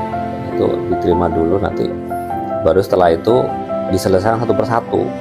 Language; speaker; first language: Indonesian; native; Indonesian